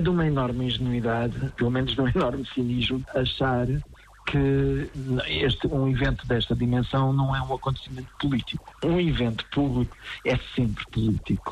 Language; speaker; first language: Portuguese; native; Portuguese